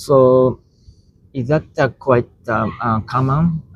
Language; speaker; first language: English; non-native, learner; Japanese